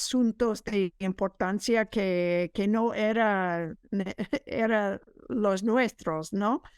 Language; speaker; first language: Spanish; non-native, fluent; English